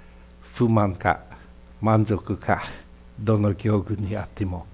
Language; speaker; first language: Japanese; non-native, fluent; English